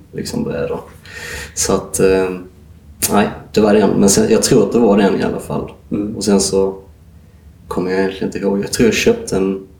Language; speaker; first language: Swedish; native; Swedish